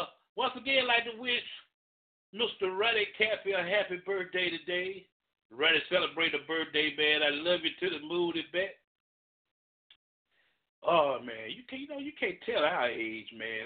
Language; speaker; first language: English; native; English